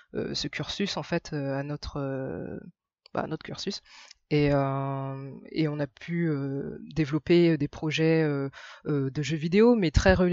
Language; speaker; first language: French; native; French